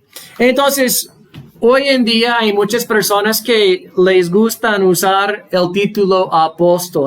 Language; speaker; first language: Spanish; non-native, fluent; English